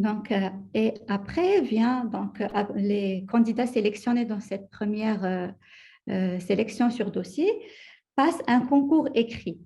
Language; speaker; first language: French; non-native, local second language; Arabic